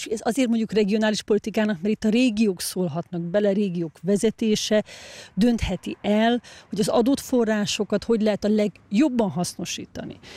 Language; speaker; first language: Hungarian; native; Hungarian